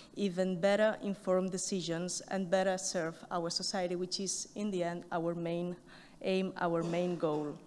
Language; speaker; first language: English; non-native, fluent; Catalan